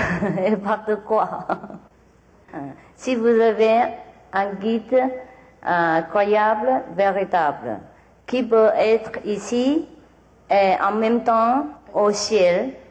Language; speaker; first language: French; non-native, learner; Vietnamese